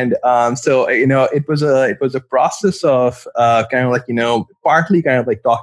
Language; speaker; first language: English; non-native, local second language; Urdu